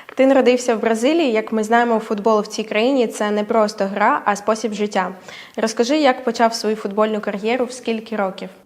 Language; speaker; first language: Ukrainian; native; Ukrainian